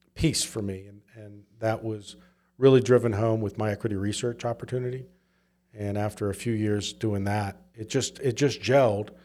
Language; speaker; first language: English; native; English